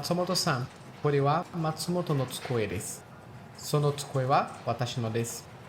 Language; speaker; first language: Japanese; non-native, fluent; Portuguese